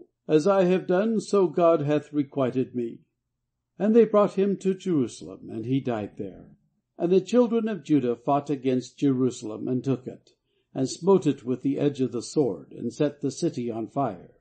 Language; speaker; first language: English; native; English